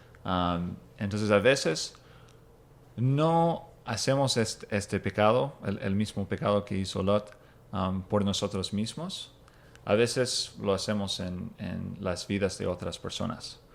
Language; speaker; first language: Spanish; non-native, fluent; English